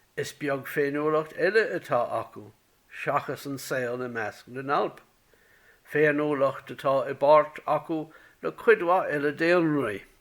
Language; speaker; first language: Irish; native; Irish